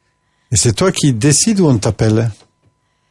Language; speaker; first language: French; native; French